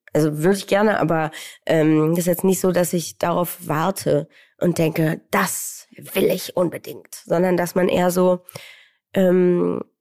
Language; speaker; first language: German; native; German